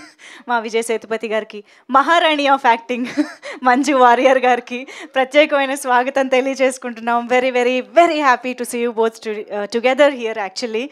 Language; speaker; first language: Telugu; native; Telugu